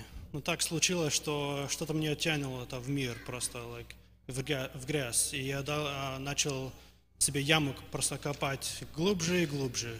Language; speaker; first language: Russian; early bilingual, heritage; Russian